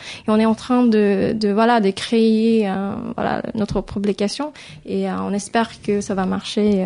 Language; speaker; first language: French; non-native, fluent; Filipino